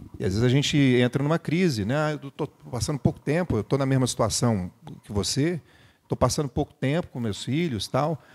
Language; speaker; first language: Portuguese; native; Portuguese